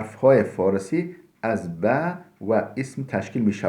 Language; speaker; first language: Persian; non-native, fluent; Turkish